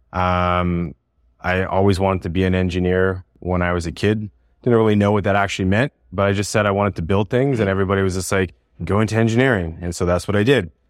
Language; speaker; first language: English; native; English